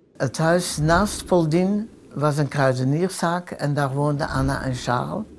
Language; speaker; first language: Dutch; early bilingual, other home language; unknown